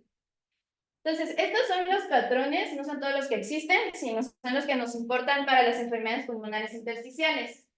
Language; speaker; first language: Spanish; native; Spanish